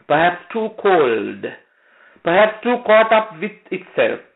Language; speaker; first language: English; non-native, local second language; Sinhala